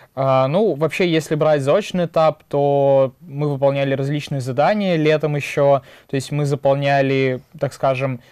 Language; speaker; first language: Russian; native; Russian